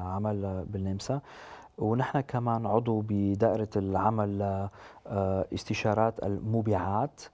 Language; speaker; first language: Arabic; early bilingual, heritage; German